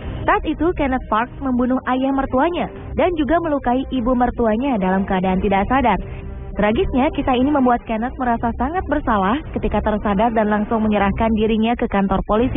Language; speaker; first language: Indonesian; native; Indonesian